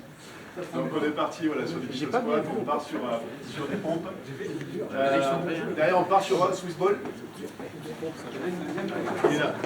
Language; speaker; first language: French; native; French